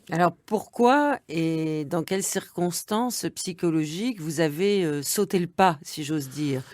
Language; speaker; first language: French; native; French